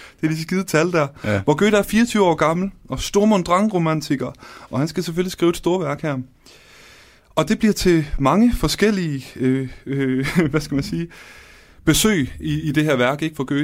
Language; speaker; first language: Danish; native; Danish